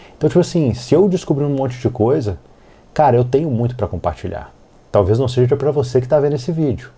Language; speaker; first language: Portuguese; native; Portuguese